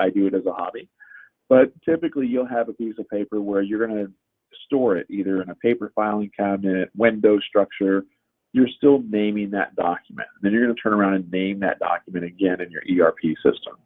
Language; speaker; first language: English; native; English